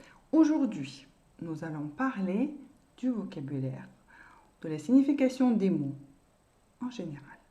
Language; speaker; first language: French; non-native, fluent; Russian